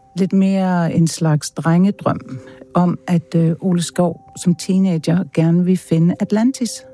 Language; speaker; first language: Danish; native; Danish